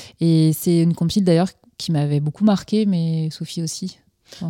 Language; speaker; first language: French; native; French